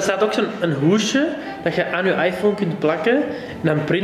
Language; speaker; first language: Dutch; native; Dutch